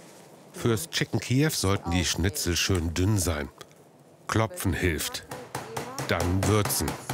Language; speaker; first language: German; native; German